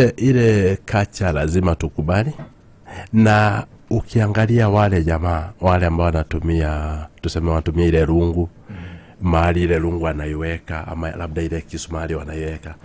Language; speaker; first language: Swahili; non-native, local second language; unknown